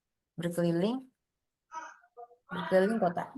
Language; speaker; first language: Indonesian; native; Indonesian